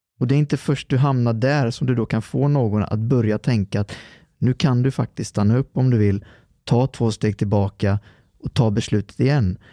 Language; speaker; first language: Swedish; early bilingual, other home language; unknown